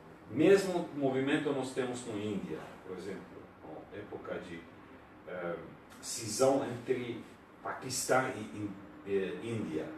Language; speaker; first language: Portuguese; non-native, learner; Persian